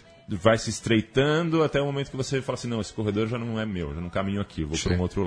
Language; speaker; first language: Portuguese; native; Portuguese